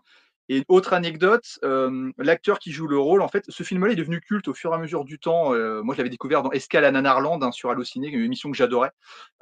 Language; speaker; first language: French; native; French